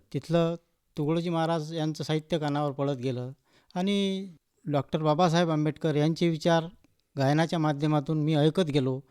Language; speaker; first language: Marathi; native; Marathi